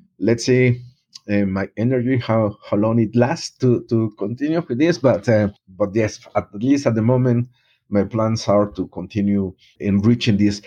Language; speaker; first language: English; non-native, fluent; Spanish